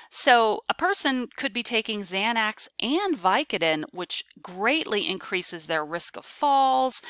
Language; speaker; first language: English; native; English